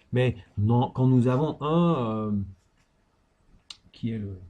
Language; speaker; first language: French; non-native, fluent; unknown